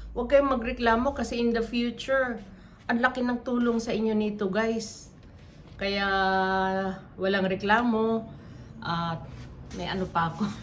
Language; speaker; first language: Filipino; native; Filipino